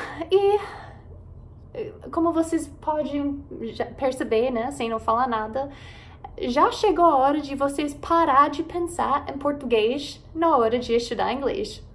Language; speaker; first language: Portuguese; non-native, fluent; English